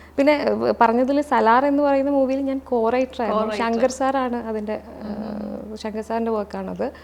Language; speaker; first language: Malayalam; native; Malayalam